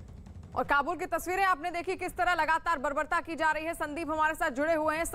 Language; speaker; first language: Hindi; native; Hindi